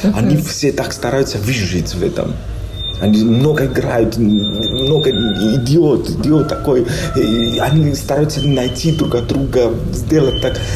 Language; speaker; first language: Russian; non-native, fluent; Greek